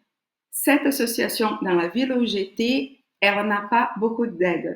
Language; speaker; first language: French; non-native, fluent; Portuguese